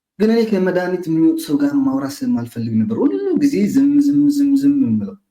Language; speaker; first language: Amharic; non-native, local second language; Tigrinya